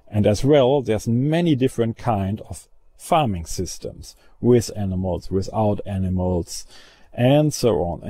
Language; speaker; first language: English; non-native, fluent; German